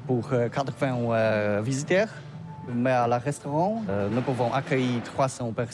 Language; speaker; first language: French; non-native, learner; Polish